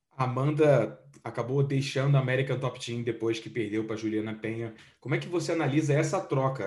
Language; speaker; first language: Portuguese; native; Portuguese